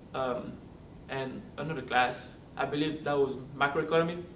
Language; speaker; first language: English; non-native, fluent; French